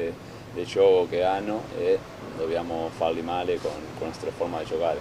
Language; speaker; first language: Italian; non-native, fluent; Spanish